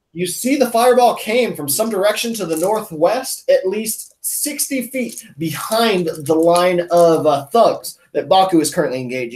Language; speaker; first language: English; native; English